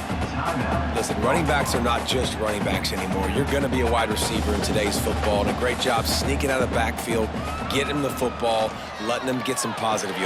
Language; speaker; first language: English; native; English